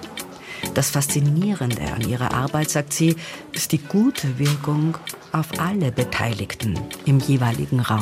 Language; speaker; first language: German; native; German